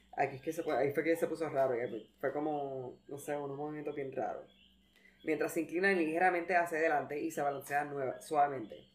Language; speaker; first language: Spanish; early bilingual, heritage; Spanish